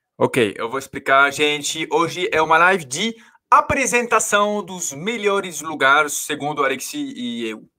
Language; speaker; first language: Portuguese; non-native, fluent; French